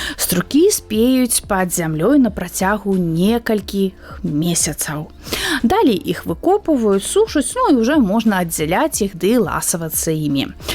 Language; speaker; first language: Belarusian; native; Belarusian